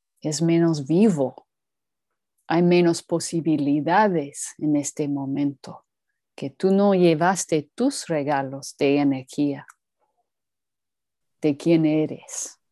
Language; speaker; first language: Spanish; non-native, learner; English